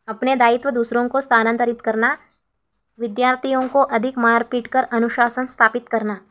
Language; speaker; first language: Hindi; non-native, local second language; Kannada